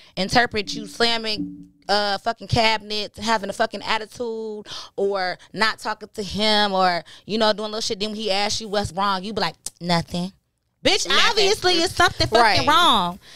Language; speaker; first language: English; native; English